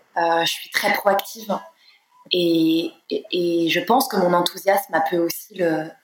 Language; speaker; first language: French; native; French